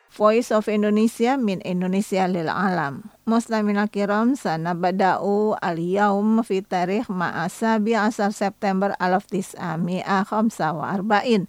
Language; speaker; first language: Arabic; non-native, learner; Indonesian